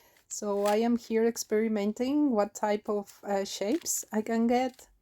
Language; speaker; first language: English; non-native, fluent; Spanish